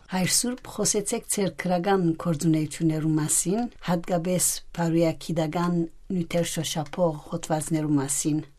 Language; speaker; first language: Armenian; early bilingual, heritage; Armenian